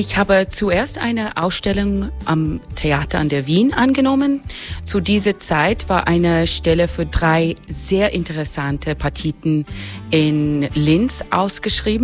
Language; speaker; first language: German; non-native, fluent; English